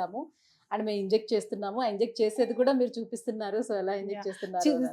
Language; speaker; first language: Telugu; native; Telugu